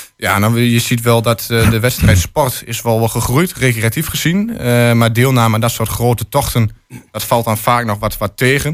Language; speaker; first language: Dutch; native; Dutch